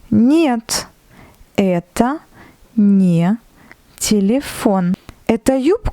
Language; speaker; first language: Russian; non-native, fluent; French